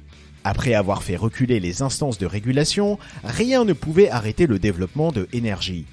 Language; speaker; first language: French; native; French